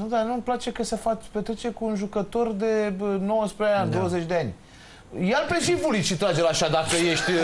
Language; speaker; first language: Romanian; native; Romanian